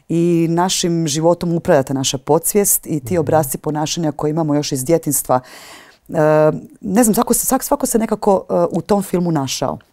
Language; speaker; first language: Croatian; native; Croatian